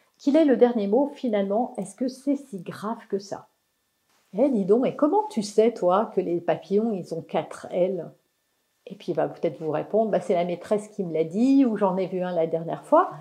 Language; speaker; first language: French; native; French